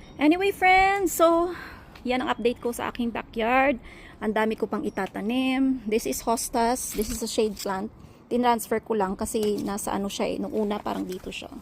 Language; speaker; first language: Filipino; non-native, local second language; Hiligaynon